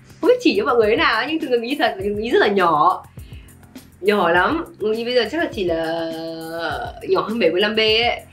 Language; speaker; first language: Vietnamese; early bilingual, heritage; Vietnamese